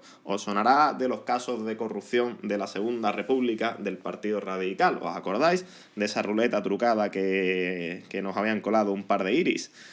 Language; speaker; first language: Spanish; native; Spanish